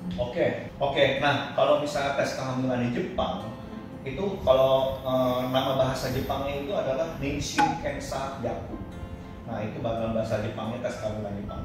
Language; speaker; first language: Indonesian; native; Indonesian